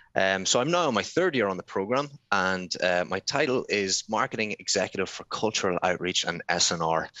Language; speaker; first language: English; native; English